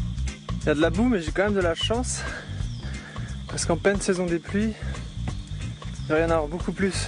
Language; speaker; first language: French; native; French